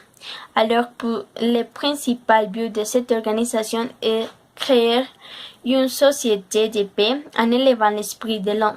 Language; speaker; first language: French; non-native, learner; Spanish